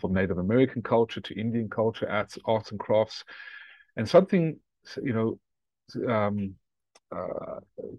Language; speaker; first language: English; native; English